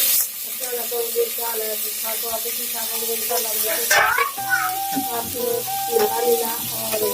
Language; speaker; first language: Hindi; non-native, local second language; Punjabi